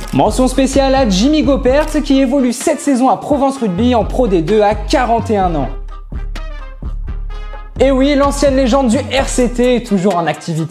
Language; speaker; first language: French; native; French